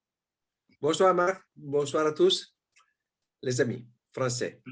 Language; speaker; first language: French; non-native, fluent; Italian